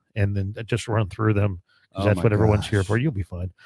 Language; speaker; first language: English; native; English